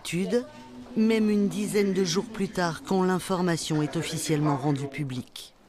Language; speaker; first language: French; native; French